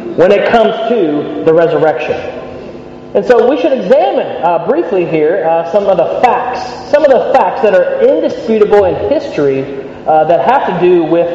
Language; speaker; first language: English; native; English